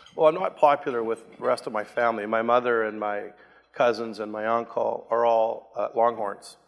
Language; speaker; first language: English; native; English